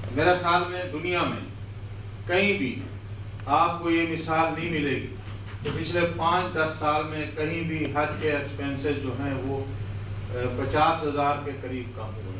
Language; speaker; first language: Urdu; non-native, local second language; Saraiki